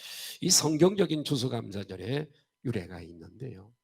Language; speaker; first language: Korean; native; Korean